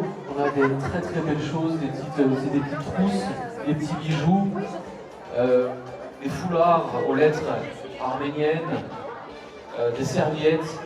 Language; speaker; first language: French; native; French